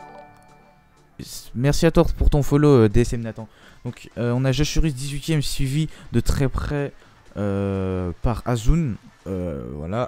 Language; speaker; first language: French; native; French